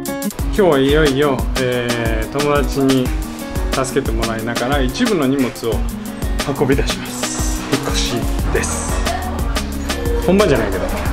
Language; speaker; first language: Japanese; native; Japanese